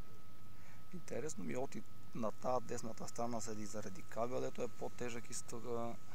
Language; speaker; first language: Bulgarian; native; Bulgarian